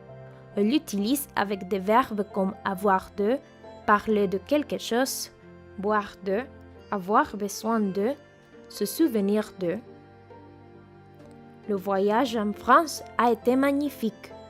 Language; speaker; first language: French; non-native, fluent; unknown